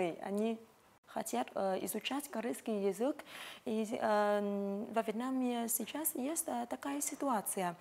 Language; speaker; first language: Russian; non-native, fluent; Vietnamese